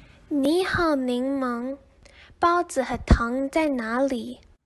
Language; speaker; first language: Chinese; non-native, learner; English